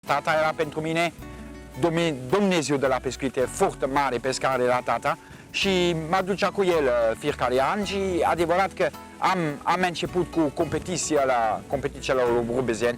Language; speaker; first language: Romanian; non-native, learner; French